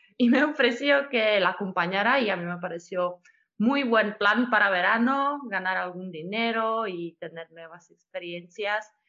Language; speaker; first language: Spanish; non-native, fluent; Czech